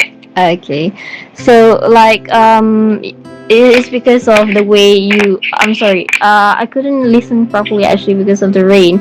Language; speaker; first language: English; non-native, learner; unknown